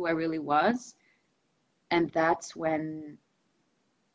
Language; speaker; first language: English; non-native, fluent; Russian